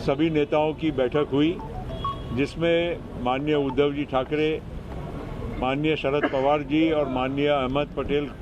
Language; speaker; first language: Hindi; non-native, local second language; Marathi